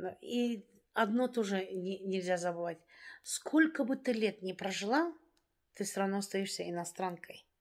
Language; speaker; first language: Russian; native; Russian